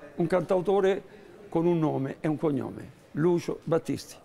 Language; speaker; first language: Italian; native; Italian